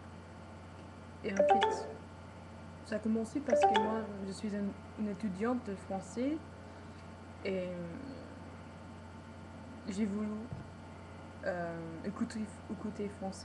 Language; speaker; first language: French; non-native, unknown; English